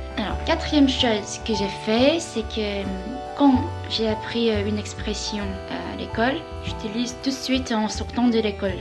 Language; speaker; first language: French; non-native, fluent; Korean